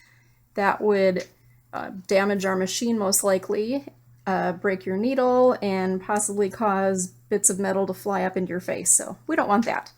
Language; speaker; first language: English; native; English